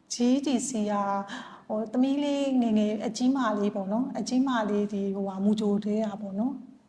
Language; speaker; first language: Burmese; native; Burmese